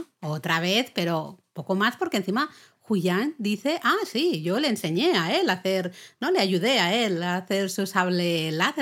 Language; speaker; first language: Spanish; native; Spanish